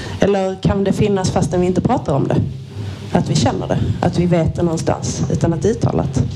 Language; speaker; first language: Swedish; native; Swedish